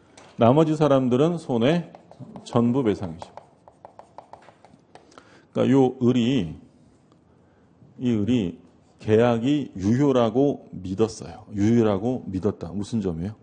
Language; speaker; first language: Korean; native; Korean